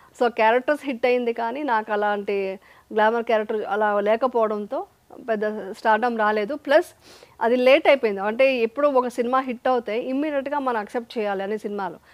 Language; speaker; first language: Telugu; native; Telugu